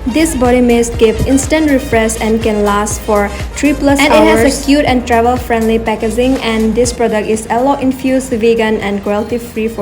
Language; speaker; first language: English; non-native, local second language; Manipuri